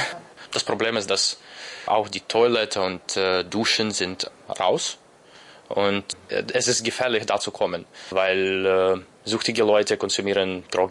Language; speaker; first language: German; non-native, learner; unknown